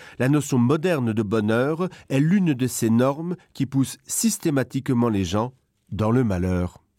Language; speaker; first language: French; non-native, local second language; Luxembourgish